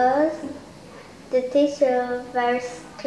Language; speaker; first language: English; non-native, learner; Vietnamese